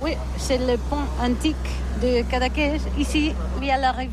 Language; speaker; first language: French; non-native, learner; Catalan